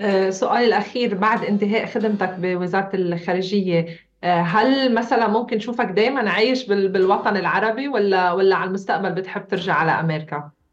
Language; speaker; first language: Arabic; native; Arabic